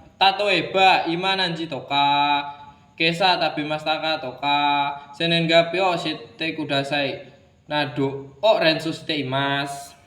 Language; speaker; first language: Japanese; non-native, learner; Indonesian